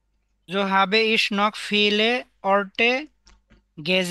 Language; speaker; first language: German; non-native, learner; Bangla